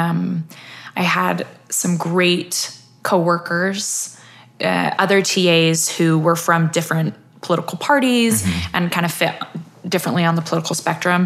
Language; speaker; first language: English; native; English